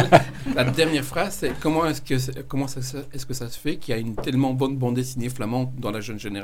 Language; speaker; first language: French; native; French